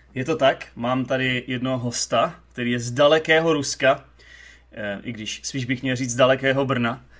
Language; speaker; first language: Czech; native; Czech